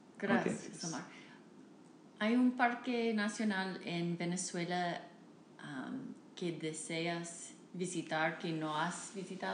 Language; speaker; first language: Spanish; non-native, fluent; English